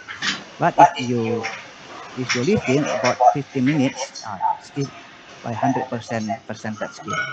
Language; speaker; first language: English; non-native, learner; Indonesian